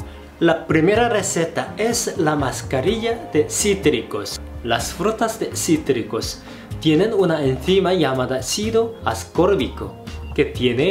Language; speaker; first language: Spanish; non-native, fluent; Korean